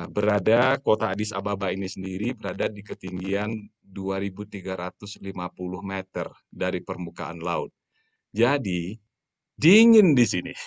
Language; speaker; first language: Indonesian; native; Indonesian